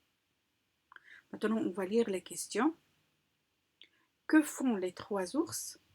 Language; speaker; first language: French; non-native, local second language; Arabic